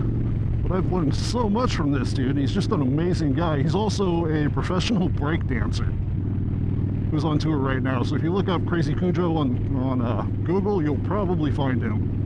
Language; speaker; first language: English; native; English